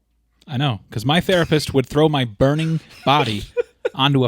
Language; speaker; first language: English; native; English